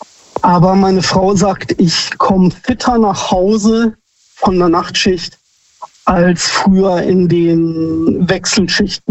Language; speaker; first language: German; native; German